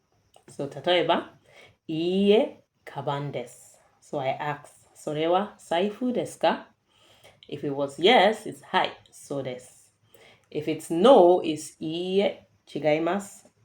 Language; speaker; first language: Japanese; non-native, fluent; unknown